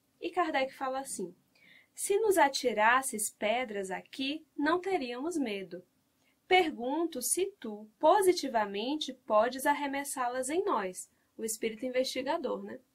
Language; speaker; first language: Portuguese; native; Portuguese